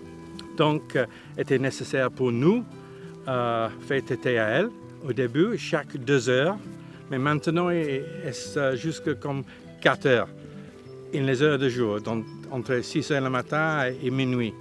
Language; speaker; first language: French; non-native, learner; English